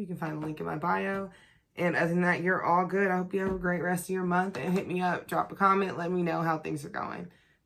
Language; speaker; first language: English; native; English